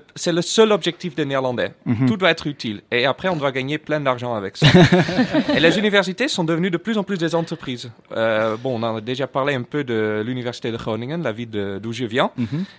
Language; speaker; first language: French; non-native, fluent; Dutch